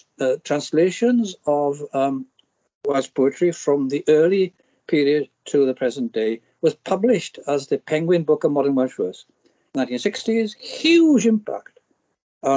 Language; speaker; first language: English; non-native, local second language; Welsh